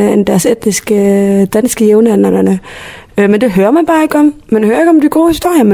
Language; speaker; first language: Danish; early bilingual, other home language; Somali